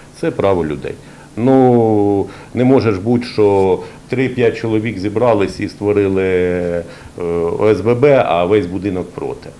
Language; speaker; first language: Ukrainian; native; Ukrainian